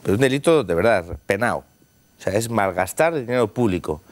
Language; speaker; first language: Spanish; non-native, local second language; Catalan